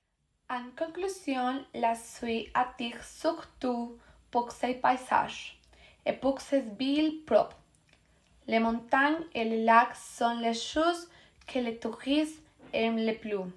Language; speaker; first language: French; non-native, learner; Spanish